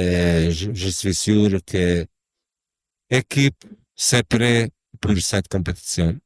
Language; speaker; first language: French; non-native, learner; Croatian